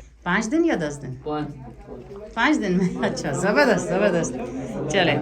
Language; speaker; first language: Urdu; native; Urdu